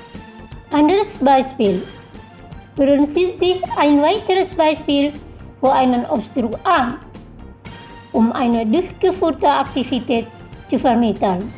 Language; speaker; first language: German; non-native, fluent; Indonesian